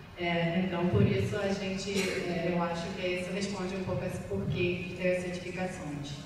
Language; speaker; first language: Portuguese; non-native, fluent; English